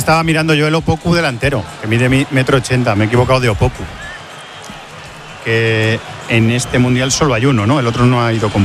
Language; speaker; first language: Spanish; native; Spanish